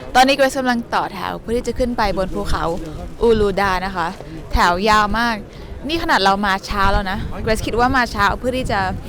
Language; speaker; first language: Thai; native; Thai